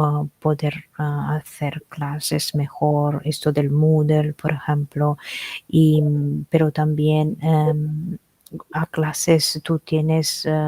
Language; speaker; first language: Spanish; non-native, fluent; Italian